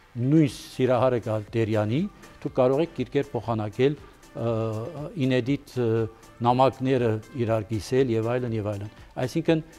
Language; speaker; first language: Armenian; early bilingual, heritage; Armenian